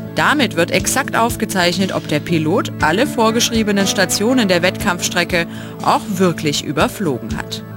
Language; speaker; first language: German; native; German